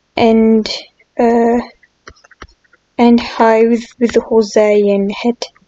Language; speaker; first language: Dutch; non-native, learner; French